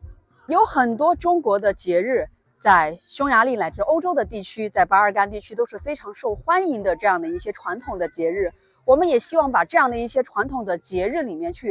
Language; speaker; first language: Chinese; native; Chinese